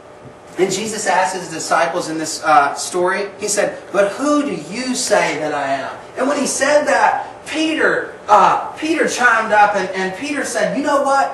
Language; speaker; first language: English; native; English